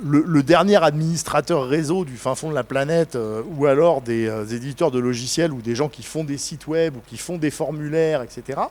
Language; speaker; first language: French; native; French